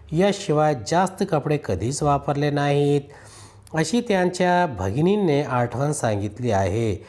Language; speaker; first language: Marathi; non-native, local second language; Urdu